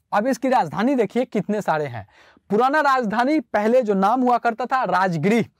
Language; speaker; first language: Hindi; native; Hindi